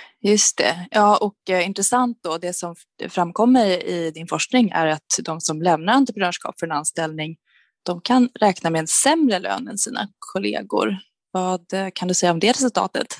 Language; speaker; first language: Swedish; native; Swedish